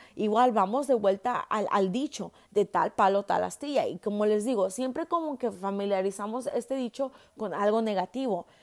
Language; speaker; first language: Spanish; early bilingual, heritage; Spanish